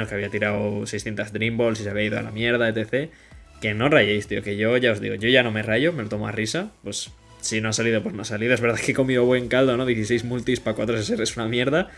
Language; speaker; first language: Spanish; native; Spanish